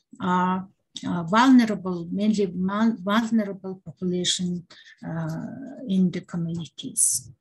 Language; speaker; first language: English; non-native, learner; Mongolian